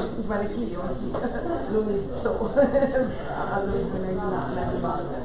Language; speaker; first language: German; non-native, fluent; Serbian